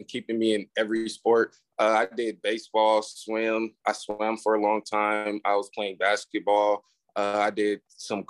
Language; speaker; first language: English; native; English